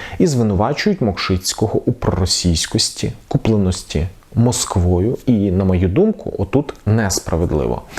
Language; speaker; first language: Ukrainian; non-native, local second language; Russian